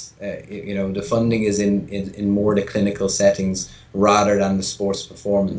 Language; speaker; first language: English; native; English